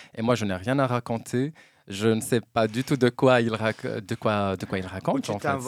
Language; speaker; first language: French; non-native, local second language; Arabic